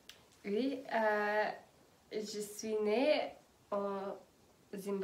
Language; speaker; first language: French; non-native, learner; English